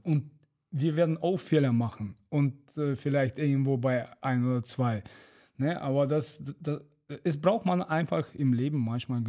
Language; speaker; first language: German; non-native, fluent; Russian